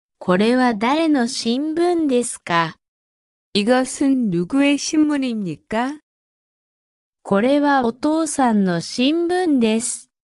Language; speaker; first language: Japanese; non-native, fluent; Korean